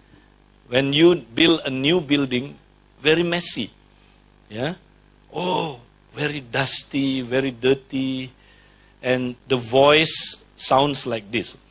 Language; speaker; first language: English; non-native, fluent; Indonesian